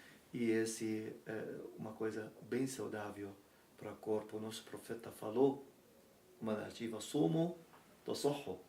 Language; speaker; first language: Portuguese; non-native, learner; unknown